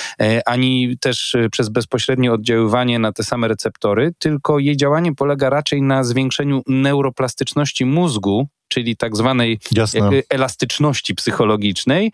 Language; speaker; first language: Polish; native; Polish